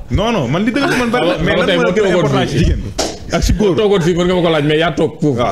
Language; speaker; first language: Wolof; native; Wolof